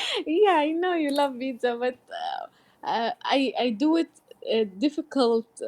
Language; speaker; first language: English; non-native, learner; Arabic